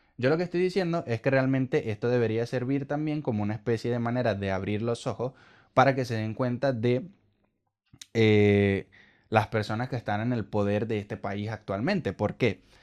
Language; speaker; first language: Spanish; native; Spanish